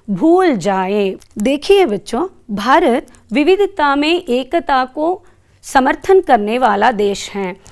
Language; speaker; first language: Hindi; non-native, local second language; Kannada